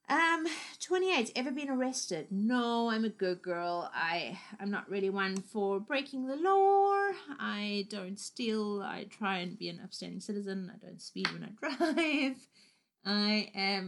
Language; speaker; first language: English; native; English